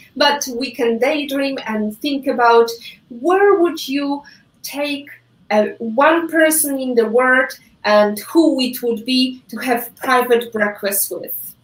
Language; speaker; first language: English; non-native, fluent; Polish